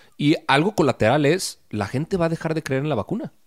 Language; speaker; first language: Spanish; native; Spanish